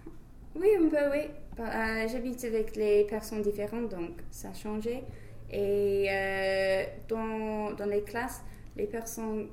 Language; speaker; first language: French; non-native, fluent; English